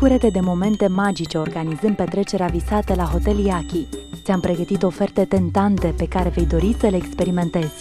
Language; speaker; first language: Romanian; native; Romanian